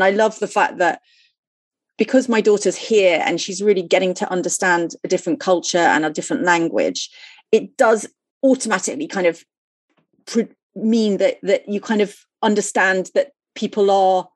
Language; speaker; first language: English; native; English